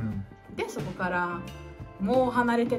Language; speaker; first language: Japanese; non-native, learner; Portuguese